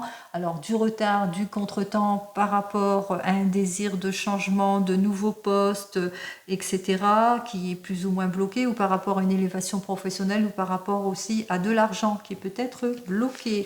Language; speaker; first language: French; native; French